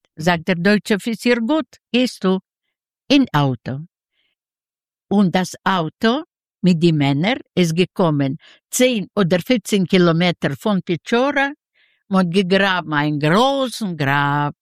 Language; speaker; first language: German; early bilingual, other home language; Yiddish